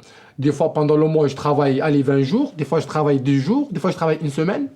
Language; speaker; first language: French; non-native, local second language; Arabic